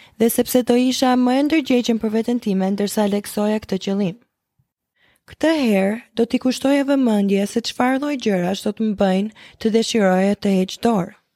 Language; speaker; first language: Albanian; early bilingual, heritage; Albanian